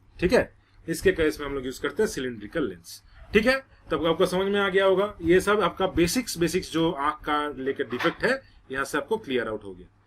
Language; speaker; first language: Hindi; non-native, local second language; Bangla